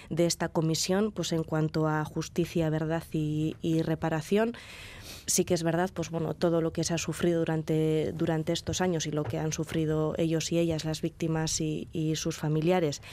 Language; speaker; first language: Spanish; non-native, local second language; Basque